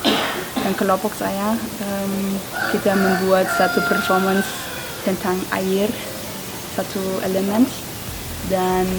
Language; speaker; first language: Indonesian; non-native, fluent; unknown